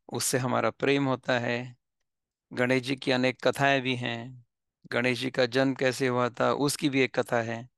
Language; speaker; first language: Hindi; non-native, local second language; Marathi